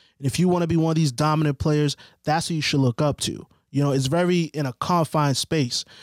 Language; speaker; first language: English; early bilingual, other home language; Haitian Creole